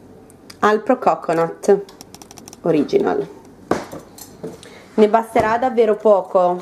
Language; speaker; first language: Italian; native; Italian